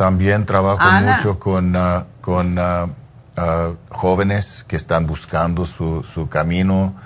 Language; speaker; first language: Spanish; early bilingual, heritage; English